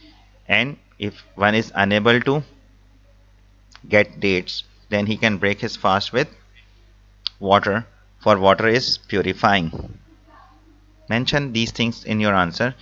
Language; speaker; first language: English; non-native, local second language; Urdu